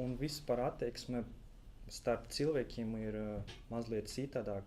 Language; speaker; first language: Latvian; non-native, local second language; Russian